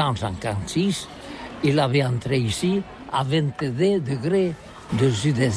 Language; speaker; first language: French; non-native, learner; Catalan